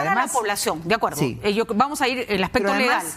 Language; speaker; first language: Spanish; native; Spanish